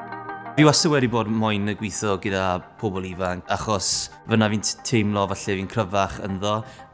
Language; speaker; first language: Welsh; native; Welsh